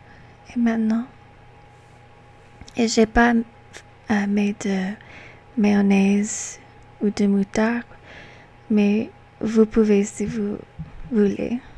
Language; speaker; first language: French; non-native, learner; English